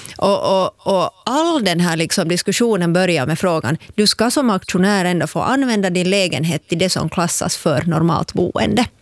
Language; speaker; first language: Swedish; native; Swedish